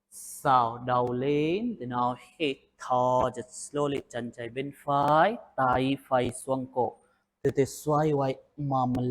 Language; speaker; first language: Vietnamese; non-native, learner; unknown